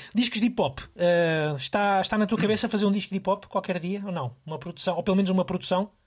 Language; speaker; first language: Portuguese; native; Portuguese